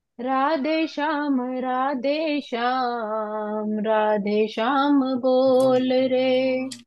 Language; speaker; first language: Hindi; non-native, local second language; Punjabi